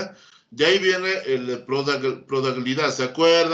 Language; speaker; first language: Spanish; native; Spanish